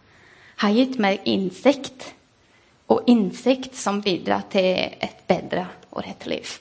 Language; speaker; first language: Norwegian; non-native, fluent; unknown